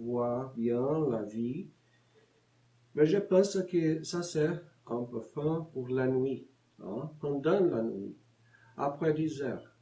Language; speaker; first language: French; non-native, learner; Portuguese